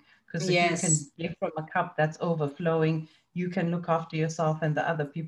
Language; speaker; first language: English; non-native, local second language; Shona